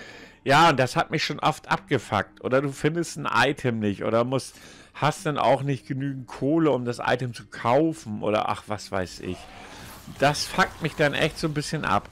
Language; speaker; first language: German; native; German